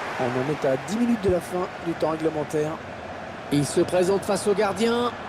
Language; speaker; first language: French; native; French